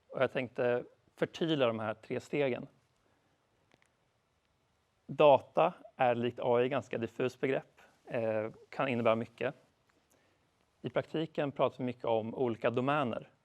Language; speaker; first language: Swedish; native; Swedish